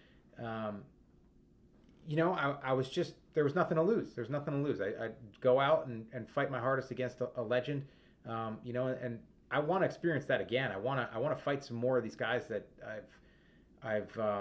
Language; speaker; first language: English; native; English